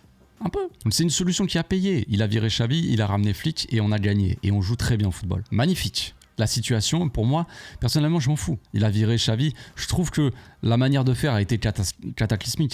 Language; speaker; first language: French; native; French